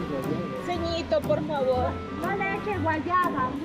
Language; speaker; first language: Spanish; native; Spanish